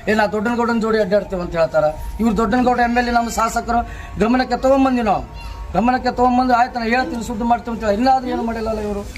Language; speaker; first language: Kannada; non-native, local second language; Lambadi